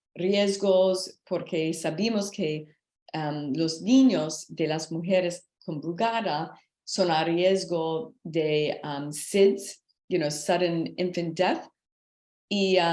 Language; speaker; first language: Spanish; non-native, learner; English